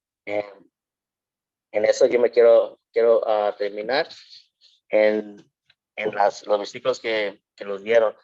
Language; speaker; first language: Spanish; early bilingual, heritage; Spanish